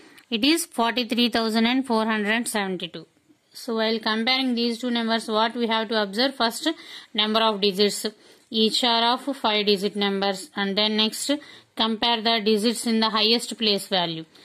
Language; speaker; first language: English; non-native, local second language; Telugu